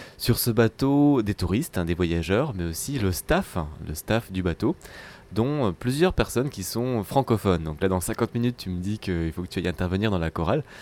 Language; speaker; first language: French; native; French